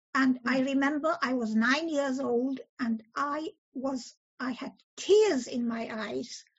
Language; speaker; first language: English; early bilingual, other home language; Polish